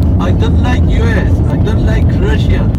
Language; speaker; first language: English; non-native, learner; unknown